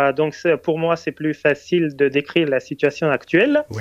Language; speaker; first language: French; non-native, fluent; Russian